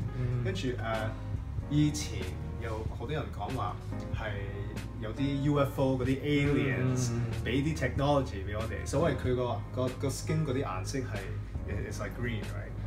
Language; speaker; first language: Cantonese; early bilingual, heritage; English